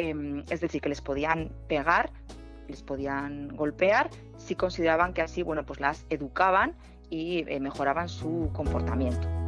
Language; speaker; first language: Spanish; native; Spanish